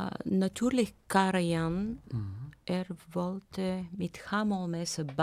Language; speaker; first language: German; non-native, learner; Bulgarian